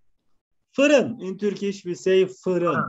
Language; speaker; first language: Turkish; non-native, fluent; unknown